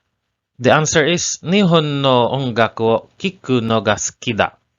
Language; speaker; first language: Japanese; non-native, learner; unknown